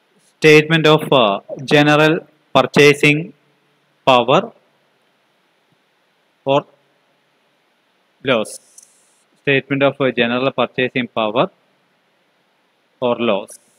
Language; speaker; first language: English; non-native, local second language; Malayalam